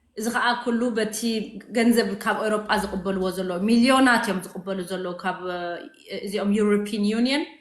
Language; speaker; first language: Tigrinya; native; Tigrinya